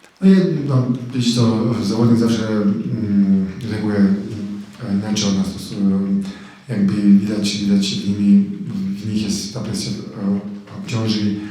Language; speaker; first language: Polish; non-native, fluent; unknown